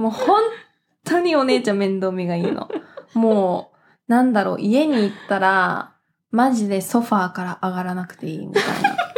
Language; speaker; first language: Japanese; early bilingual, heritage; Japanese